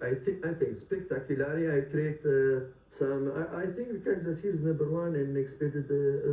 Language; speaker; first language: English; non-native, learner; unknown